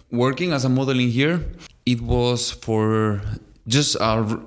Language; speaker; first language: English; non-native, fluent; Spanish